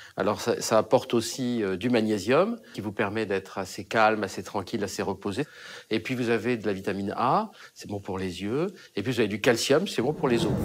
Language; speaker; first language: French; native; French